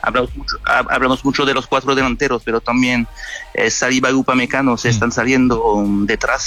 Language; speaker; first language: Spanish; non-native, fluent; French